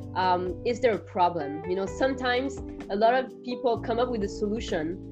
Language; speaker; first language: English; non-native, fluent; French